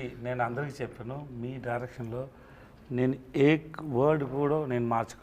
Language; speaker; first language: Telugu; non-native, learner; Tamil